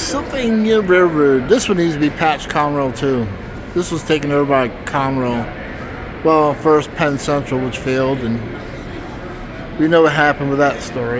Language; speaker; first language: English; native; English